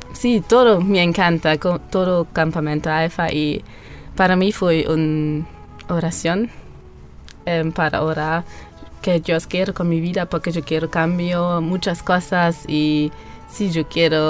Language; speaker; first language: Spanish; non-native, learner; German